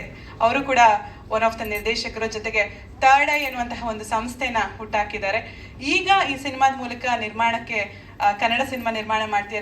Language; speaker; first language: Kannada; native; Kannada